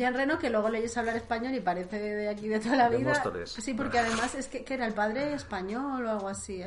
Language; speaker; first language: Spanish; native; Spanish